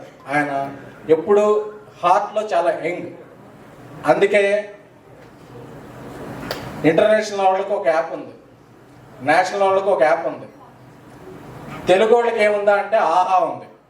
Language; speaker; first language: Telugu; native; Telugu